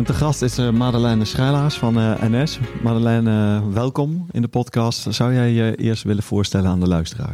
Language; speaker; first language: Dutch; native; Dutch